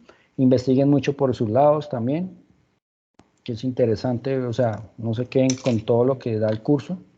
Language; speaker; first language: Spanish; native; Spanish